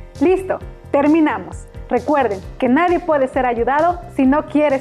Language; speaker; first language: Spanish; native; Spanish